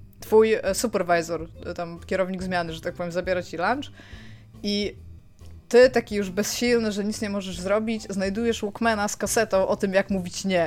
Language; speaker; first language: Polish; native; Polish